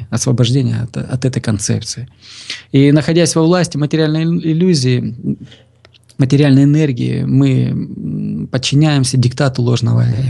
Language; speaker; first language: Russian; native; Russian